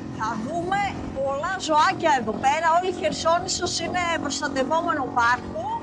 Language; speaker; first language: Greek; native; Greek